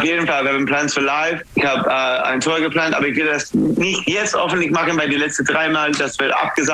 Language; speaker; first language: German; non-native, learner; English